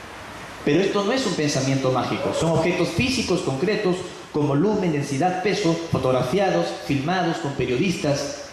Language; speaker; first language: Spanish; native; Spanish